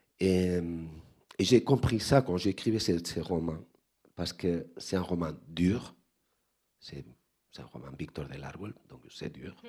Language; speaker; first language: French; non-native, learner; Spanish